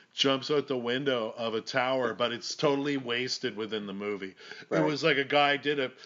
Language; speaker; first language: English; native; English